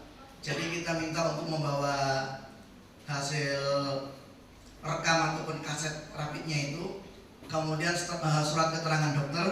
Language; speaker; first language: Indonesian; native; Indonesian